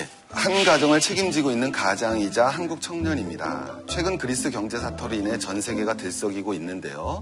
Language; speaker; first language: Korean; native; Korean